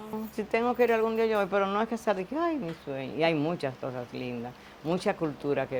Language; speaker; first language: Spanish; native; Spanish